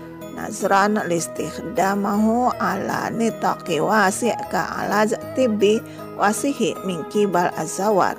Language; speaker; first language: Arabic; non-native, learner; Indonesian